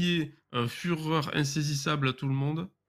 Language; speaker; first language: French; native; French